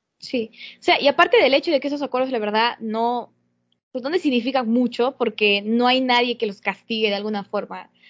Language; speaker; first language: Spanish; native; Spanish